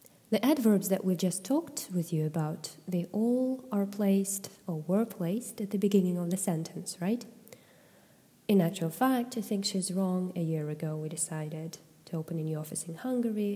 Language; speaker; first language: English; non-native, fluent; Russian